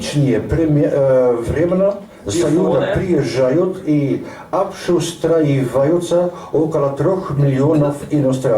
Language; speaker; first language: Russian; non-native, learner; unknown